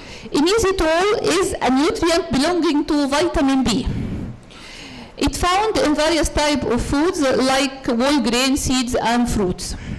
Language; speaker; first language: English; non-native, fluent; Arabic